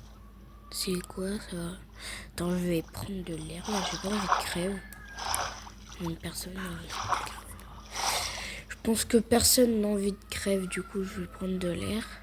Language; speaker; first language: French; native; French